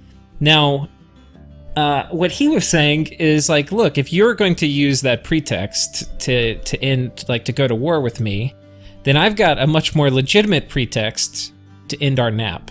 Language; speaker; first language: English; native; English